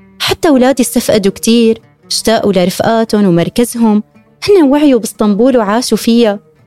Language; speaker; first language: Arabic; native; Arabic